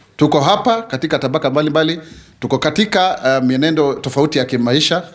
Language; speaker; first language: Swahili; non-native, local second language; Kikuyu